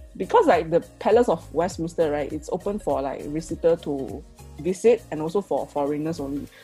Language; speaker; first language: English; non-native, local second language; Chinese